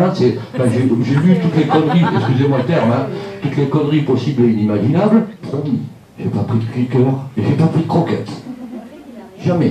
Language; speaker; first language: French; native; French